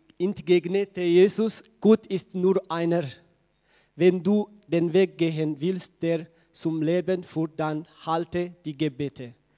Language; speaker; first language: German; non-native, learner; Tigrinya